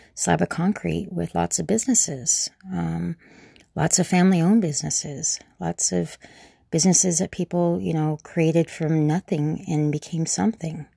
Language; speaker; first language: English; native; English